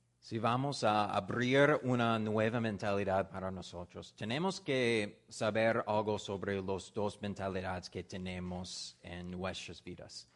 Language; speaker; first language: Spanish; non-native, fluent; English